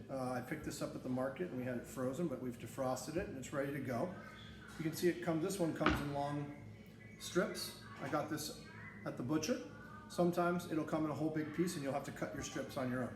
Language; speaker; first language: English; native; English